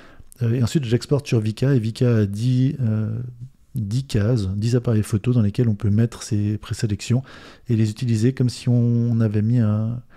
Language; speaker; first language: French; native; French